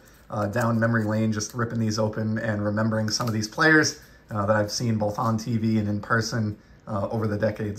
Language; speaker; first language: English; native; English